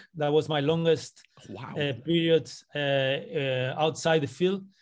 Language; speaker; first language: English; non-native, fluent; Spanish